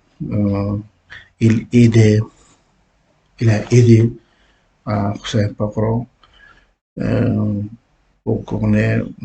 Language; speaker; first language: French; non-native, learner; Uzbek